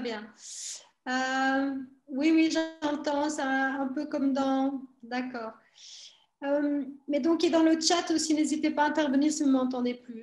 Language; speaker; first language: French; native; French